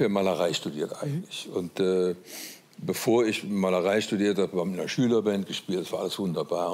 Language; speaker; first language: German; native; German